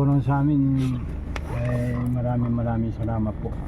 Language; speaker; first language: Filipino; non-native, learner; Japanese